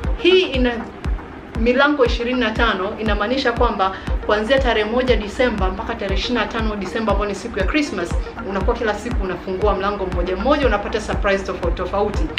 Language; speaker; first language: Swahili; native; Swahili